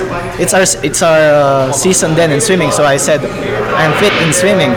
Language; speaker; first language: English; non-native, local second language; Pampanga